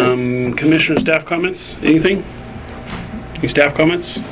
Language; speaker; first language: English; native; English